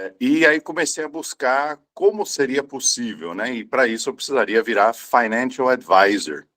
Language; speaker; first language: Portuguese; early bilingual, other home language; English